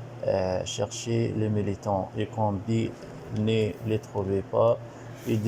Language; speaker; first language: French; non-native, learner; Arabic